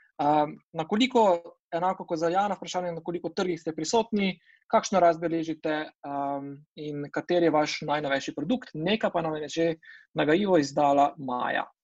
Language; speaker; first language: Slovenian; native; Slovenian